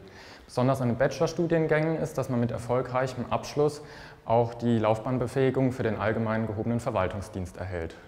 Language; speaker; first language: German; native; German